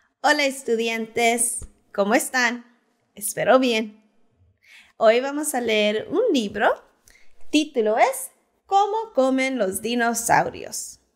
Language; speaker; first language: Spanish; early bilingual, heritage; Spanish